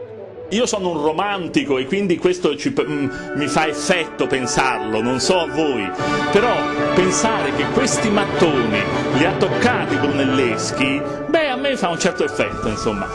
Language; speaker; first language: Italian; native; Italian